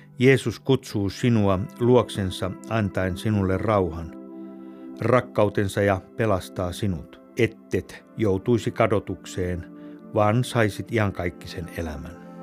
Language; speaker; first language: Finnish; native; Finnish